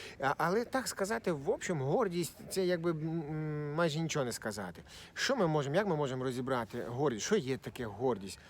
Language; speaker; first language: Ukrainian; non-native, local second language; Russian